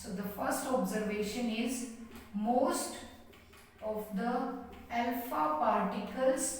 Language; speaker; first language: English; non-native, local second language; Hindi